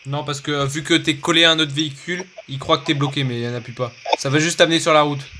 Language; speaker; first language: French; native; French